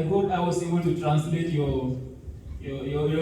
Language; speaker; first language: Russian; non-native, fluent; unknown